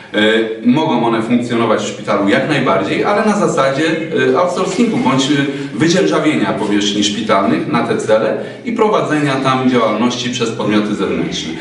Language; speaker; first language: Polish; native; Polish